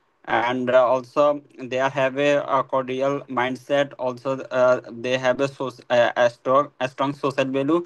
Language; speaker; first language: English; non-native, learner; Bangla